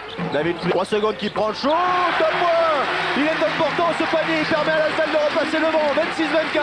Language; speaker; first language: French; native; French